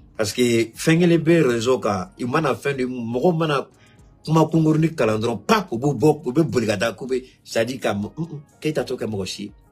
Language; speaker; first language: French; non-native, local second language; Bambara